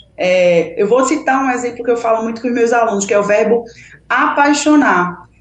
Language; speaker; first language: Portuguese; native; Portuguese